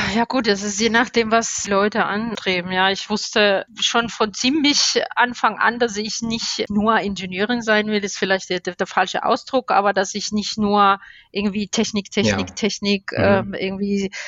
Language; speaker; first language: German; non-native, fluent; Spanish